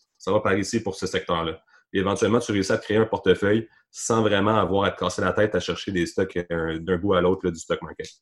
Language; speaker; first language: French; native; French